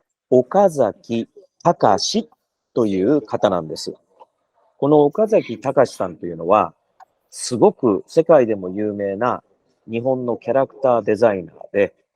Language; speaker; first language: Japanese; native; Japanese